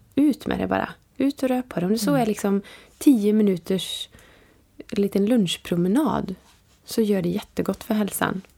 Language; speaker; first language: Swedish; native; Swedish